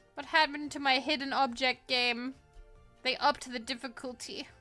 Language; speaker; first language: English; native; English